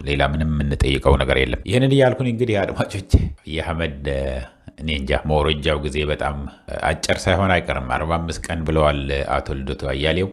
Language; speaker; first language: Amharic; non-native, local second language; Tigrinya